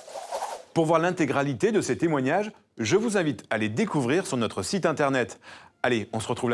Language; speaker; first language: French; native; French